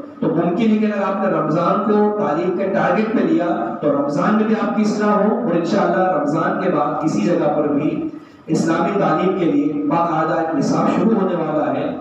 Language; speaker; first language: Urdu; native; Urdu